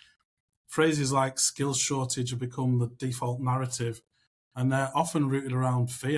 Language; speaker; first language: English; native; English